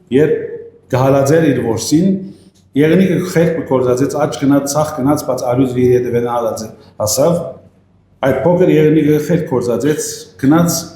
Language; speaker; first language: Armenian; native; Armenian